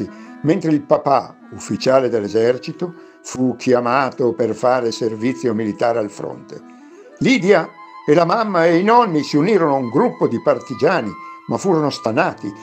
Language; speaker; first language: Italian; native; Italian